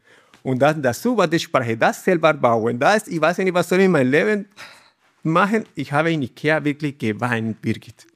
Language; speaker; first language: German; non-native, learner; Spanish